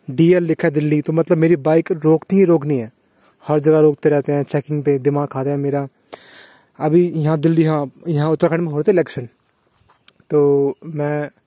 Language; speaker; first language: Hindi; native; Hindi